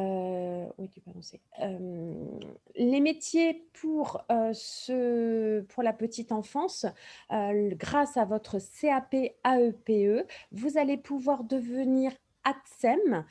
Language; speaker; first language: French; native; French